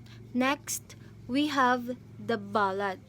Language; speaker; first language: English; non-native, fluent; Filipino